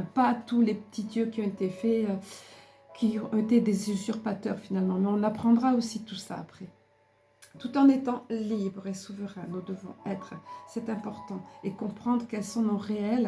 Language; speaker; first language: French; native; French